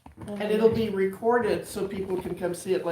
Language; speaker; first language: English; native; English